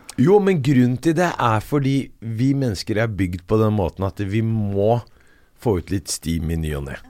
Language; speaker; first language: Norwegian; early bilingual, other home language; Arabic